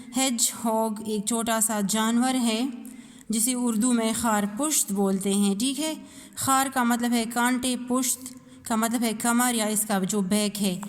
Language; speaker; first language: Urdu; non-native, local second language; Pashto